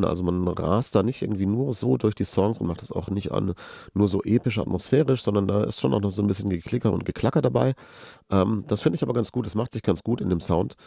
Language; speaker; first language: German; native; German